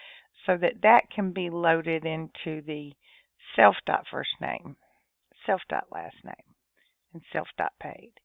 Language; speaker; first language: English; native; English